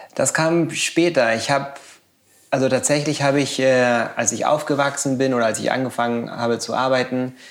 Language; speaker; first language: German; non-native, fluent; Spanish